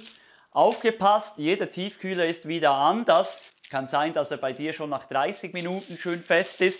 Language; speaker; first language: German; native; German